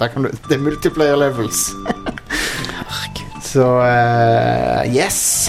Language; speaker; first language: Norwegian; native; Norwegian